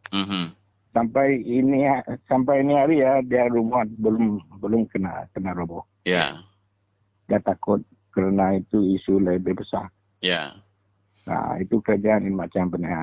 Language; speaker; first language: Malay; non-native, local second language; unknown